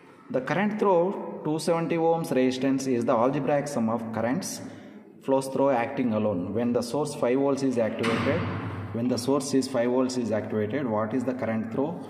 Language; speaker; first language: English; non-native, local second language; Telugu